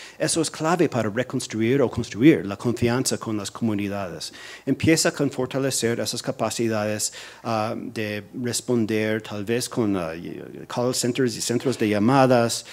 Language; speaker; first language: Spanish; non-native, fluent; English